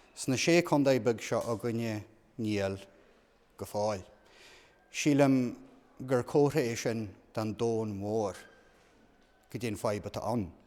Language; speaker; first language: Irish; native; Irish